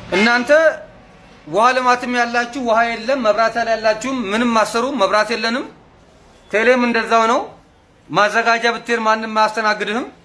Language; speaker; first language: Amharic; non-native, local second language; Oromo